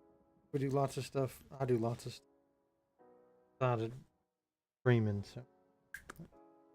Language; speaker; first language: English; native; English